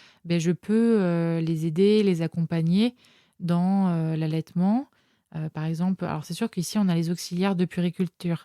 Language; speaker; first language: French; native; French